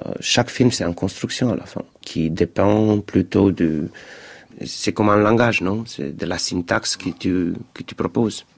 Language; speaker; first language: French; non-native, fluent; Romanian